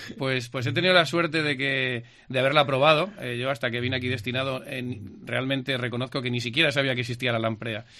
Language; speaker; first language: Spanish; native; Spanish